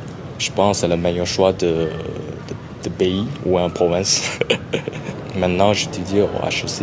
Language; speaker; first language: French; non-native, learner; Chinese